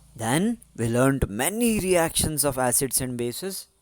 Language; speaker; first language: English; non-native, local second language; Kannada